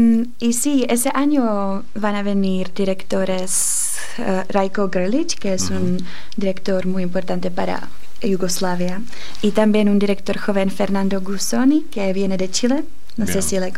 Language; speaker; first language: Spanish; non-native, fluent; Czech